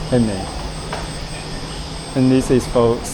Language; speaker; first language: English; non-native, learner; Chinese